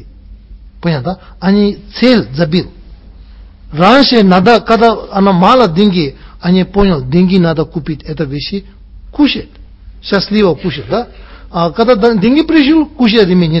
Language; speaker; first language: Russian; non-native, learner; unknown